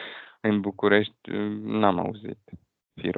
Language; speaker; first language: Romanian; non-native, fluent; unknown